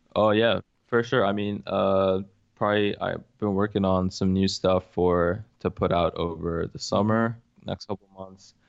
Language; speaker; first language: English; early bilingual, other home language; Arabic